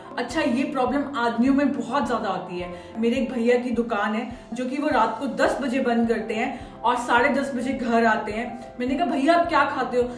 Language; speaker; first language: Hindi; native; Hindi